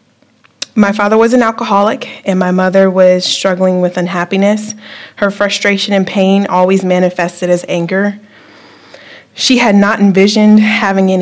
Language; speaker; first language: English; native; English